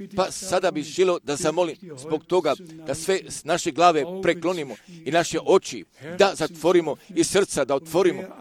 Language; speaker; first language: Croatian; early bilingual, heritage; Croatian